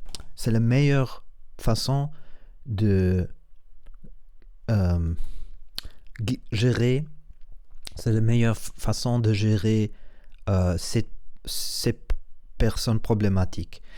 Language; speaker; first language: French; non-native, learner; Spanish